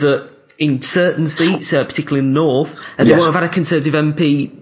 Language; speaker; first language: English; native; English